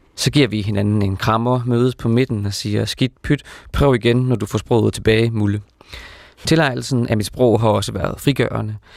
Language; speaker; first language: Danish; native; Danish